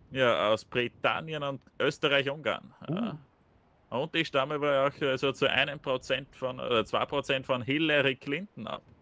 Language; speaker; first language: German; native; German